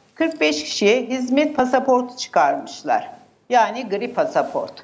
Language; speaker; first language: Turkish; native; Turkish